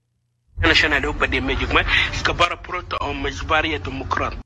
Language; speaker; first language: Swedish; non-native, local second language; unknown